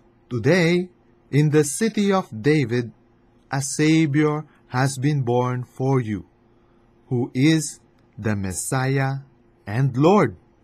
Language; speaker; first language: English; non-native, fluent; Chinese